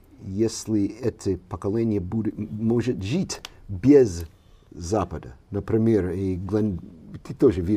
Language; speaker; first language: Russian; non-native, fluent; English